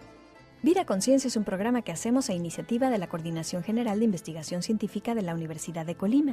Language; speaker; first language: Spanish; native; Spanish